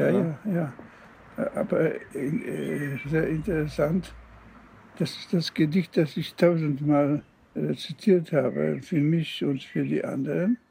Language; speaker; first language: German; non-native, fluent; Polish